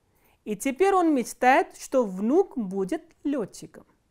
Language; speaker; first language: Russian; non-native, fluent; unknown